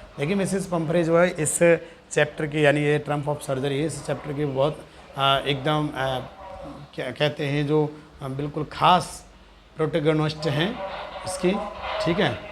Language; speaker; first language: Hindi; native; Hindi